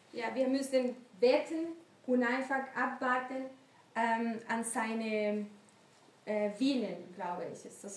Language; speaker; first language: German; non-native, learner; Spanish